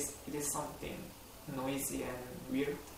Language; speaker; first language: English; non-native, learner; Korean